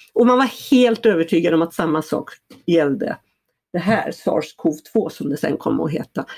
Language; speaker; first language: Swedish; native; Swedish